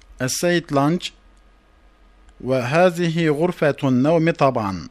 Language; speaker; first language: Arabic; non-native, fluent; Turkish